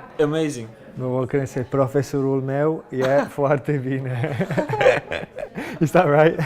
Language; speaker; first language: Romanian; non-native, learner; English